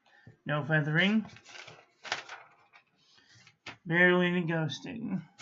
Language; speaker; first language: English; native; English